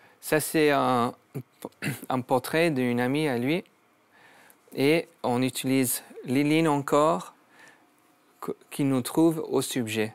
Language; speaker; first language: French; non-native, learner; English